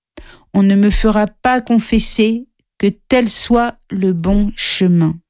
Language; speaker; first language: French; native; French